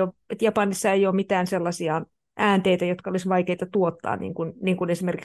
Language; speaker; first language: Finnish; native; Finnish